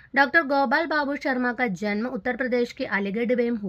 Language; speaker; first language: Hindi; non-native, local second language; Malayalam